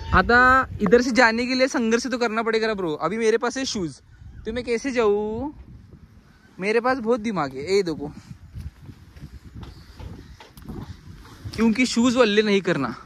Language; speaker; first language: Hindi; non-native, local second language; Marathi